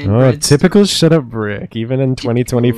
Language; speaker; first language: English; native; English